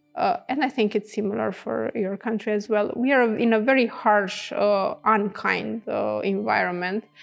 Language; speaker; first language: English; non-native, fluent; Romanian